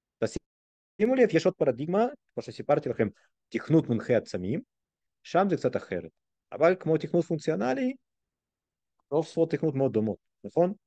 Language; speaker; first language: Hebrew; non-native, fluent; Russian